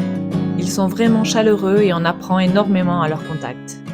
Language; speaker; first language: French; native; French